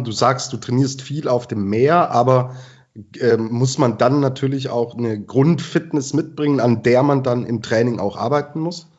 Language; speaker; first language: German; native; German